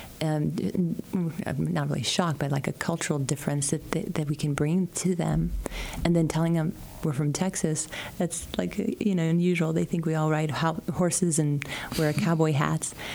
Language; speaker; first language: English; early bilingual, other home language; Spanish